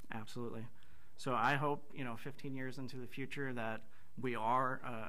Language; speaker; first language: English; native; English